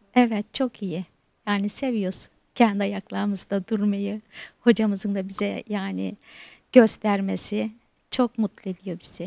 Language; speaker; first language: Turkish; native; Turkish